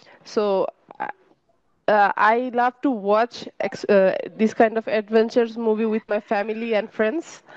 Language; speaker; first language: English; non-native, learner; Bangla